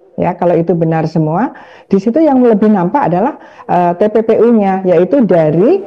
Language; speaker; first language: Indonesian; native; Indonesian